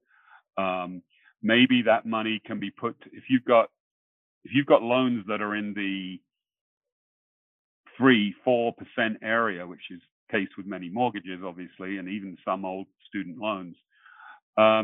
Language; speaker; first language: English; native; English